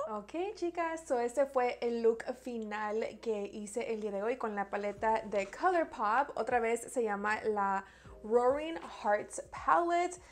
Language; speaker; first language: Spanish; early bilingual, heritage; Spanish